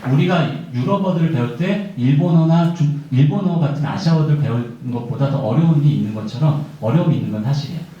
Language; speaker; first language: Korean; native; Korean